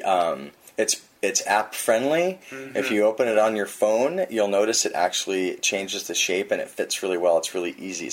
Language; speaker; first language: English; native; English